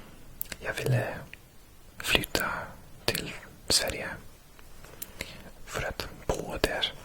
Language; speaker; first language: Swedish; non-native, learner; English